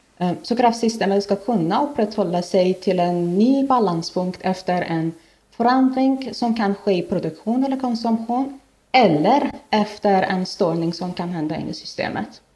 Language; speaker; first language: Swedish; non-native, fluent; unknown